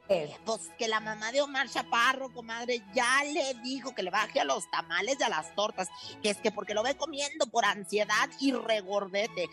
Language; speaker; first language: Spanish; native; Spanish